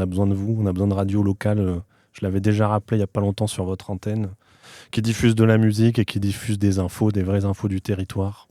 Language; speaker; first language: French; native; French